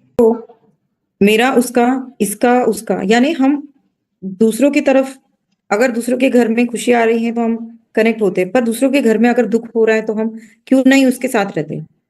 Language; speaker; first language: Hindi; non-native, local second language; Marathi